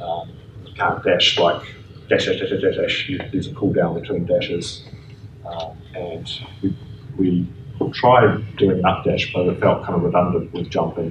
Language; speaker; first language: English; native; English